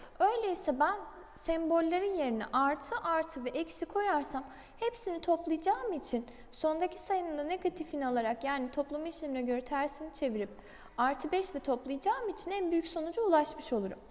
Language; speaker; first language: Turkish; native; Turkish